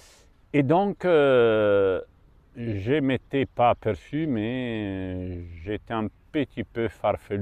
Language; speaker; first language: French; non-native, fluent; Italian